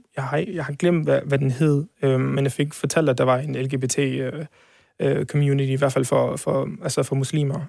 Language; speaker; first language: Danish; early bilingual, heritage; Serbian